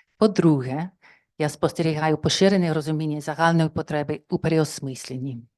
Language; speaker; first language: Ukrainian; non-native, fluent; English